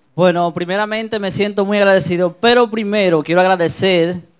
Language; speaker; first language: Spanish; native; Spanish